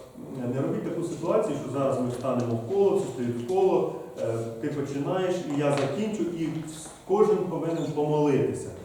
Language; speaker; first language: Ukrainian; native; Ukrainian